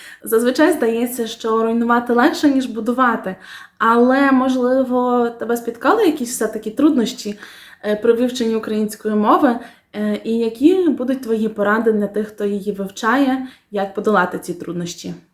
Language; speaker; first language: Ukrainian; native; Ukrainian